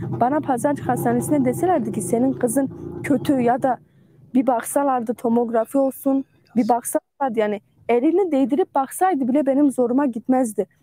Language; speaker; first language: Turkish; native; Turkish